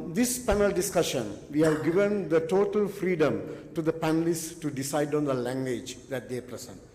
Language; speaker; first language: English; non-native, local second language; Sinhala